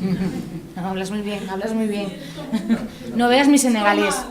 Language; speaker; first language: Spanish; native; Spanish